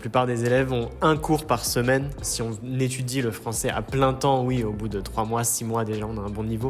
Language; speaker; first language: French; native; French